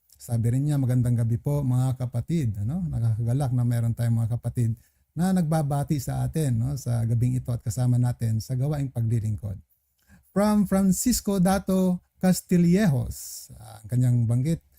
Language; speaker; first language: Filipino; native; Filipino